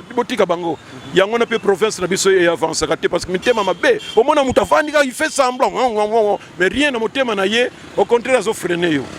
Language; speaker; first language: Lingala; non-native, local second language; Kituba (Democratic Republic of Congo)